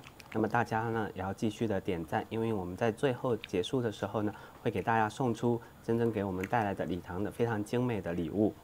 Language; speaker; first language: Chinese; native; Chinese